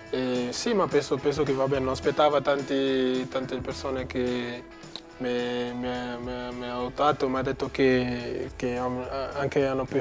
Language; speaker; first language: Italian; non-native, learner; Portuguese